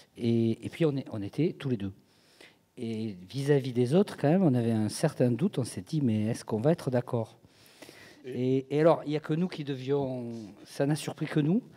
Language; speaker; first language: French; native; French